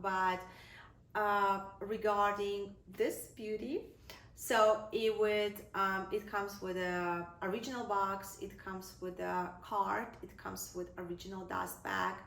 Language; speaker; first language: English; non-native, fluent; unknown